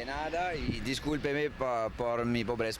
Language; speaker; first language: Spanish; non-native, learner; French